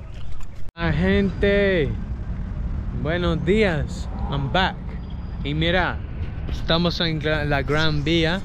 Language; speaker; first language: Spanish; non-native, learner; English